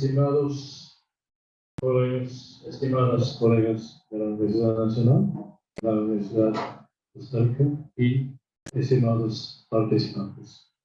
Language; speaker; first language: Spanish; non-native, fluent; Japanese